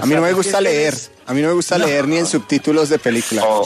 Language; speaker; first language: Spanish; native; Spanish